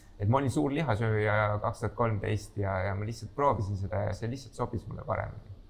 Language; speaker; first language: Estonian; native; Estonian